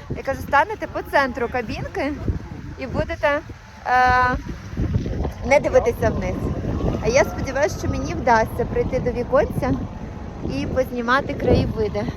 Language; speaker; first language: Ukrainian; native; Ukrainian